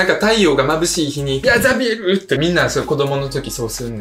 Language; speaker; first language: Japanese; early bilingual, other home language; Russian